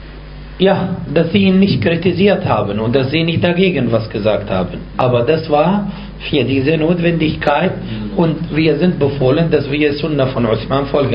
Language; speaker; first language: German; non-native, fluent; Arabic